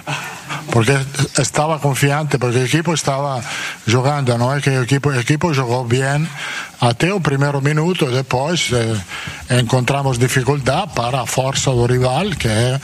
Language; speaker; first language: Portuguese; non-native, fluent; Italian